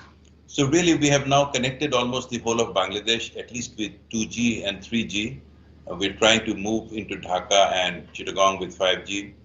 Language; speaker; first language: English; non-native, fluent; Bangla